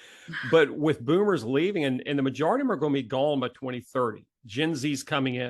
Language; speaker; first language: English; native; English